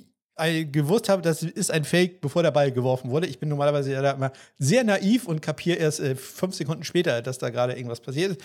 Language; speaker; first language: German; native; German